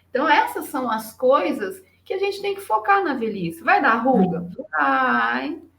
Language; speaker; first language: Portuguese; native; Portuguese